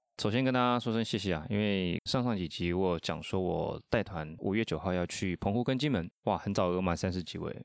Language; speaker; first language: Chinese; non-native, fluent; Spanish